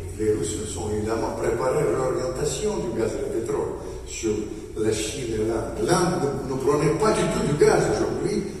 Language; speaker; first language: French; non-native, fluent; Russian